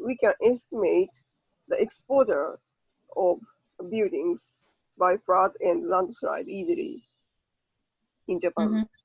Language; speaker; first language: English; non-native, learner; Japanese